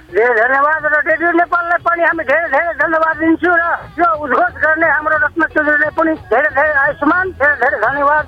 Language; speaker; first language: Nepali; non-native, local second language; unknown